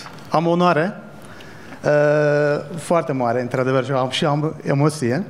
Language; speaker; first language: Romanian; non-native, learner; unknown